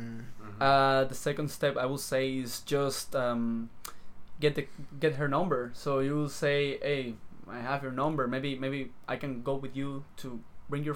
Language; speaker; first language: English; non-native, fluent; Spanish